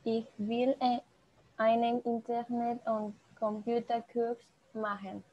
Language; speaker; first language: German; non-native, learner; Spanish